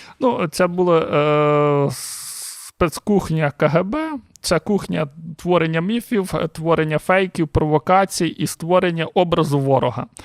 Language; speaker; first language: Ukrainian; native; Ukrainian